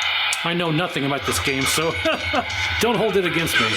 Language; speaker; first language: English; native; English